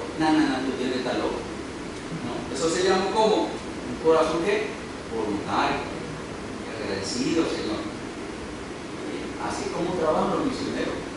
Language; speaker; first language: Spanish; native; Spanish